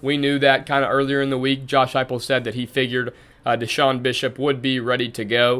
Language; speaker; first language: English; native; English